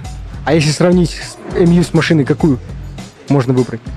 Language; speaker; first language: Russian; native; Russian